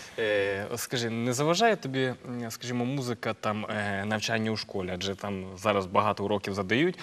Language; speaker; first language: Ukrainian; native; Ukrainian